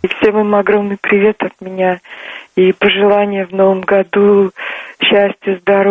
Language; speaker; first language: Russian; non-native, local second language; Turkmen